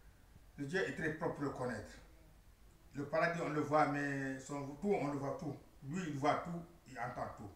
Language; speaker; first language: French; non-native, learner; Arabic